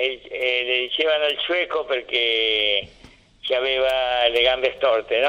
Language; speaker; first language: Italian; non-native, fluent; Spanish